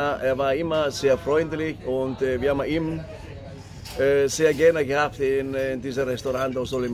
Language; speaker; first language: German; non-native, learner; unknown